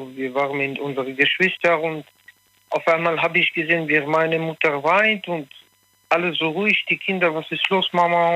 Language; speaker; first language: German; non-native, learner; French